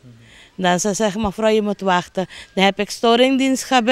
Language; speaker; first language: Dutch; non-native, local second language; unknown